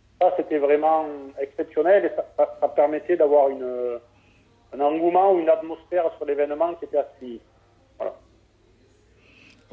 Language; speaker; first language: French; native; French